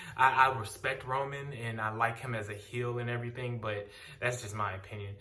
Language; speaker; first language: English; native; English